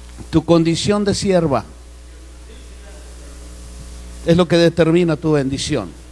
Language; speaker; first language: Spanish; native; Spanish